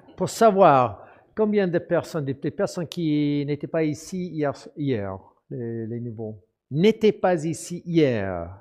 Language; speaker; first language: French; non-native, fluent; English